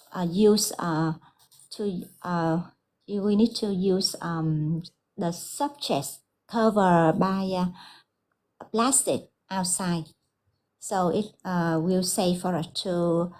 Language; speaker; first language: English; non-native, learner; Vietnamese